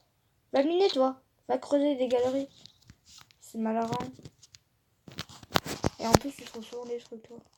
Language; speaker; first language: French; native; French